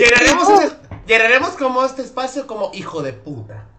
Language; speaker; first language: Spanish; native; Spanish